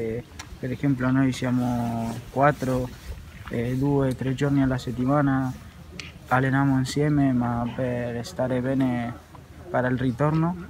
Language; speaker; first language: Italian; non-native, learner; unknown